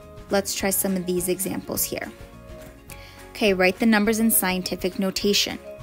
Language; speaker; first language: English; native; English